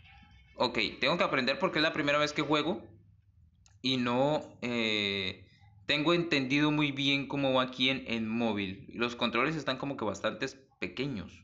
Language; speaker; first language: Spanish; native; Spanish